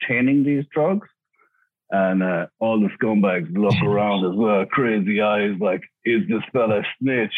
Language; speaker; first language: English; native; English